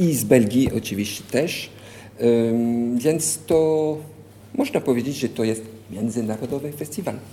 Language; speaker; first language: Polish; non-native, fluent; French